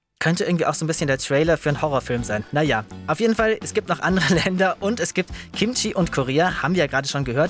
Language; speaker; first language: German; native; German